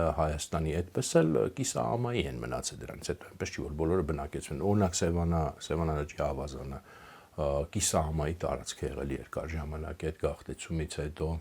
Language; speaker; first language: Armenian; native; Armenian